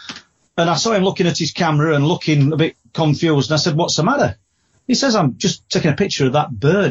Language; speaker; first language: English; native; English